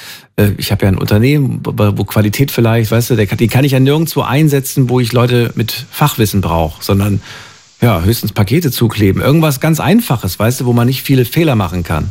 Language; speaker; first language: German; native; German